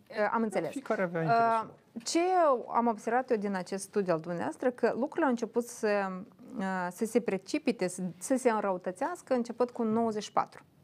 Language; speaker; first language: Romanian; native; Romanian